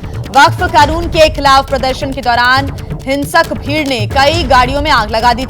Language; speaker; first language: Hindi; native; Hindi